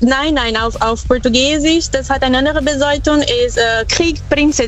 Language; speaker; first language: German; non-native, fluent; Portuguese